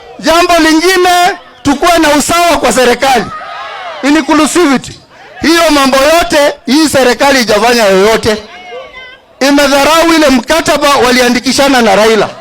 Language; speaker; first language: Swahili; native; Swahili